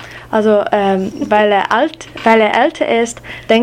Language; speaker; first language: German; non-native, learner; English